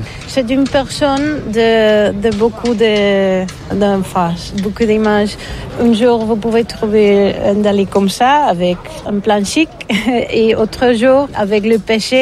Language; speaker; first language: French; non-native, learner; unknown